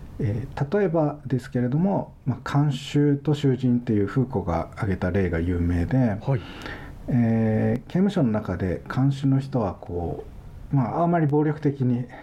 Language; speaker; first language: Japanese; native; Japanese